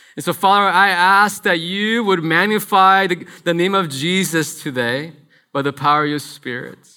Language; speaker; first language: English; early bilingual, other home language; Spanish